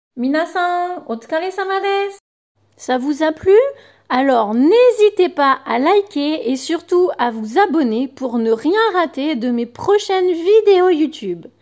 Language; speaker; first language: French; native; French